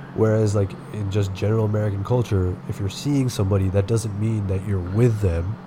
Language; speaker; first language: English; early bilingual, other home language; Hindi